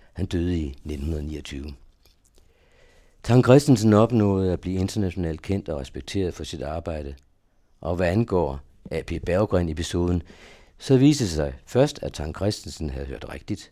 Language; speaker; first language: Danish; native; Danish